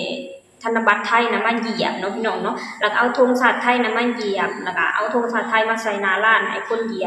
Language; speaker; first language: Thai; non-native, local second language; Northeastern Thai